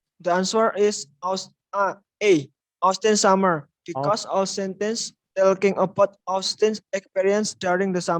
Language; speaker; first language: English; non-native, learner; Indonesian